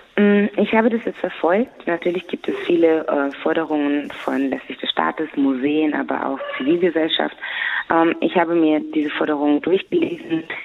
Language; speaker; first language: German; non-native, fluent; Swahili